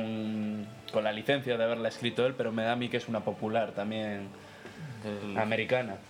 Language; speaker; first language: Spanish; native; Spanish